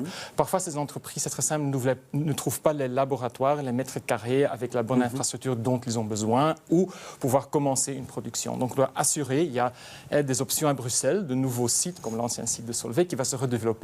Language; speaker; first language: French; native; French